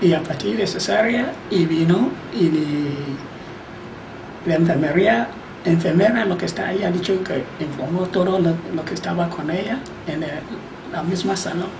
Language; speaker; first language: Spanish; non-native, learner; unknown